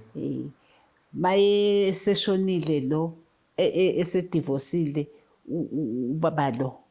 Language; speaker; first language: Zulu; native; Zulu